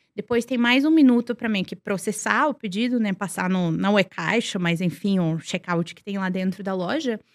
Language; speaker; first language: Portuguese; non-native, fluent; Serbian